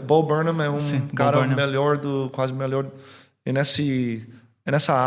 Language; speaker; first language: Portuguese; early bilingual, heritage; English